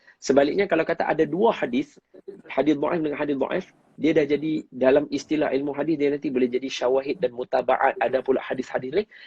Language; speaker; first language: Malay; native; Malay